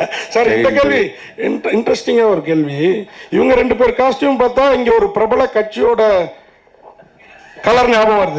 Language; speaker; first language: Tamil; native; Tamil